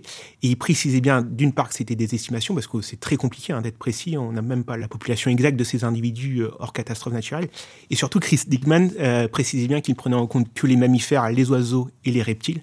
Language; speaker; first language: French; native; French